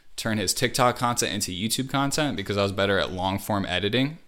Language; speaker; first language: English; native; English